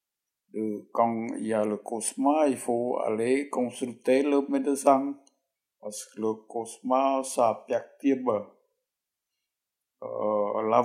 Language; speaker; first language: French; non-native, fluent; Khmer